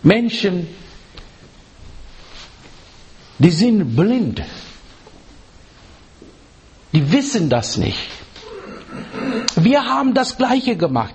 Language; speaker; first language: German; non-native, learner; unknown